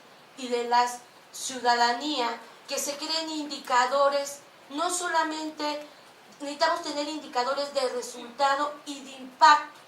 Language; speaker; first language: Spanish; native; Spanish